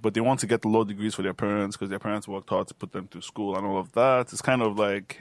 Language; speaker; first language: English; non-native, local second language; Yoruba